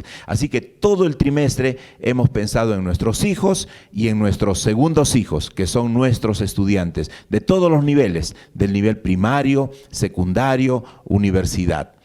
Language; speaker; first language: Spanish; native; Spanish